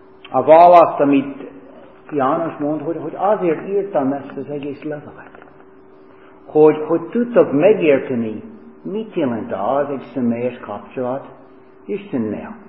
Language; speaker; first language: Hungarian; non-native, fluent; English